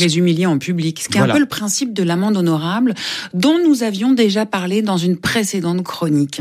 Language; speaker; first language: French; native; French